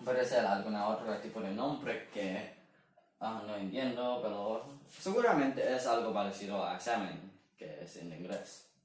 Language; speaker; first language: Spanish; non-native, learner; Chinese